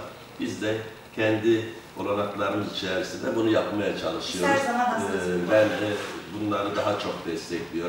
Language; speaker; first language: Turkish; native; Turkish